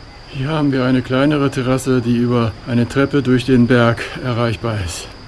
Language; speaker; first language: German; native; German